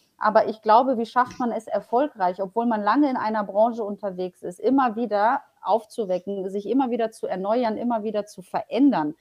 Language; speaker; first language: German; early bilingual, other home language; Polish